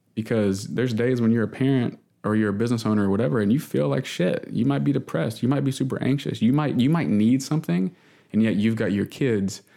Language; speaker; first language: English; native; English